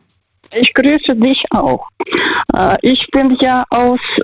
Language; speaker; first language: German; non-native, fluent; Russian